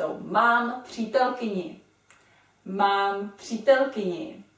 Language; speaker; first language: Czech; non-native, fluent; English